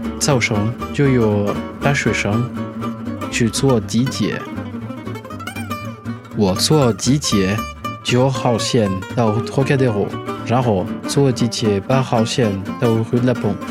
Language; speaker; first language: Chinese; non-native, learner; French